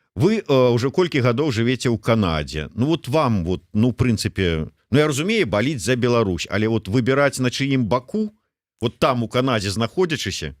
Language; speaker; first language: Belarusian; native; Belarusian